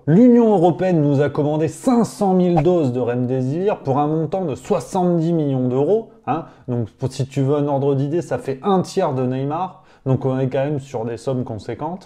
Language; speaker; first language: French; native; French